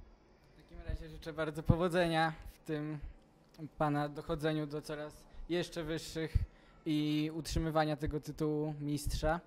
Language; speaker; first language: Polish; native; Polish